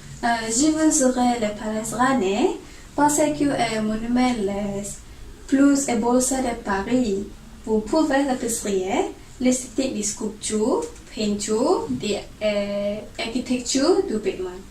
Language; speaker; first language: French; non-native, learner; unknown